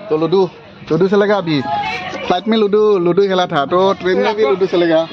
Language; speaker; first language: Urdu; non-native, local second language; Assamese